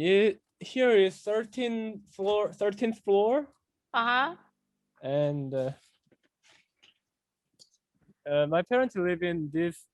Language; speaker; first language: English; non-native, fluent; Korean